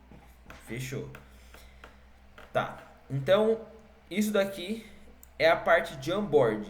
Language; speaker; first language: Portuguese; native; Portuguese